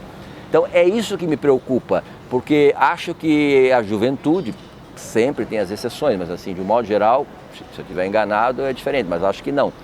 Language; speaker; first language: Portuguese; native; Portuguese